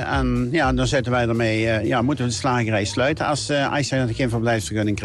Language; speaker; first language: Dutch; native; Dutch